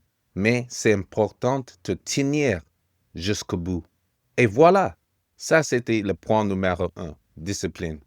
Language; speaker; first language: French; non-native, fluent; English